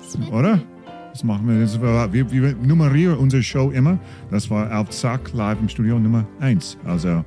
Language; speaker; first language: German; non-native, fluent; English